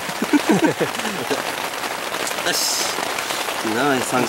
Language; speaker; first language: Japanese; native; Japanese